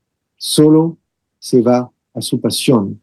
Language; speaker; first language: Spanish; non-native, fluent; French